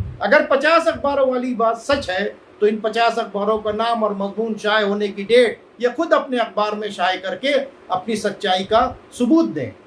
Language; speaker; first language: Urdu; native; Urdu